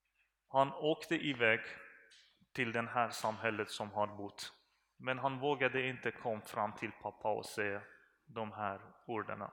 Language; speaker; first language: Swedish; non-native, learner; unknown